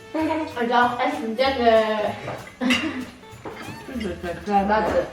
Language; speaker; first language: German; early bilingual, other home language; Filipino